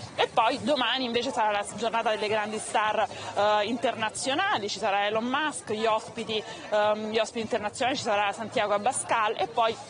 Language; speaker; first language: Italian; native; Italian